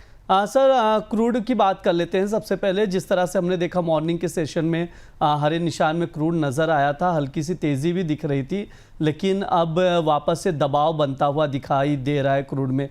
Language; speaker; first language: Hindi; native; Hindi